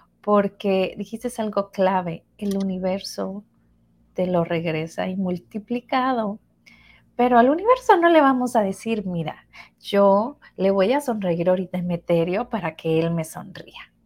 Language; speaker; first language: Spanish; native; Spanish